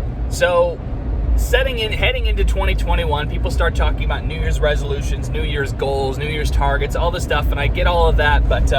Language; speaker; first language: English; native; English